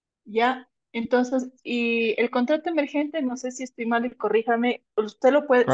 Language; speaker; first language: Spanish; native; Spanish